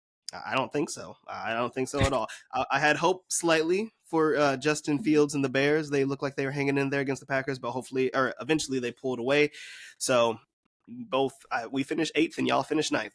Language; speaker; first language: English; native; English